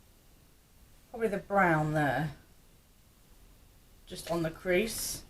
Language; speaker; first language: English; native; English